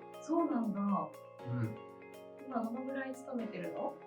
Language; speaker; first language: Japanese; native; Japanese